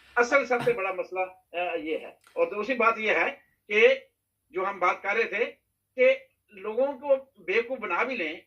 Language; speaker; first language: Urdu; non-native, local second language; Punjabi